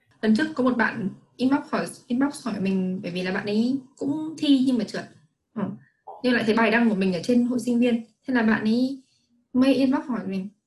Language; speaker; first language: Vietnamese; native; Vietnamese